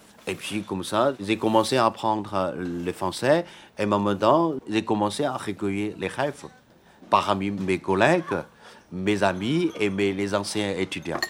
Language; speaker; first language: French; non-native, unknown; Chinese